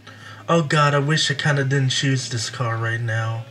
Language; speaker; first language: English; native; English